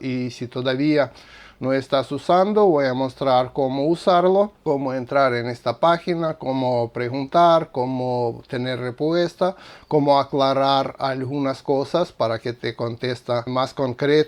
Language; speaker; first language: Spanish; non-native, fluent; Russian